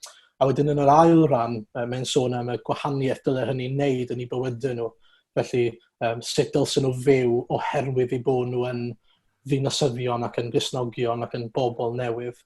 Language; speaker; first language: Welsh; native; Welsh